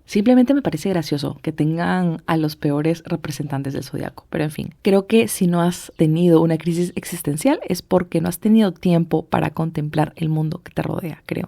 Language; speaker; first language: Spanish; native; Spanish